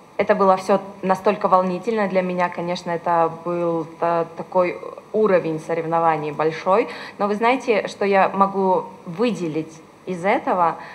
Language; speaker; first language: Russian; native; Russian